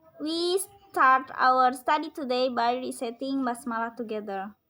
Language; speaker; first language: English; non-native, learner; Indonesian